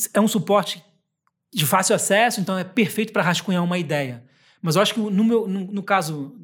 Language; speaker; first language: Portuguese; early bilingual, heritage; Portuguese